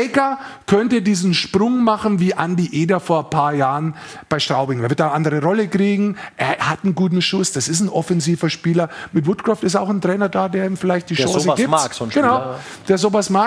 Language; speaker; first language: German; native; German